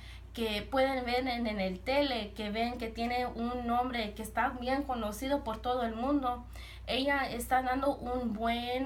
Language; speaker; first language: Spanish; early bilingual, heritage; Spanish